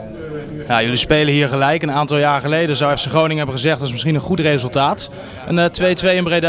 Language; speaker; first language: Dutch; native; Dutch